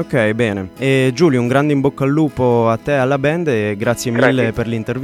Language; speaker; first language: Italian; native; Italian